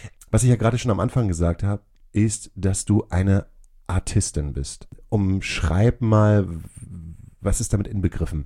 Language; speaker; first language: German; native; German